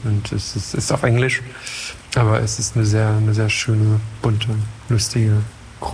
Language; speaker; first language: German; non-native, fluent; French